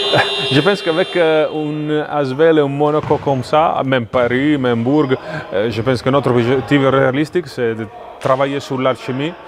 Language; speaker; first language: French; non-native, fluent; Italian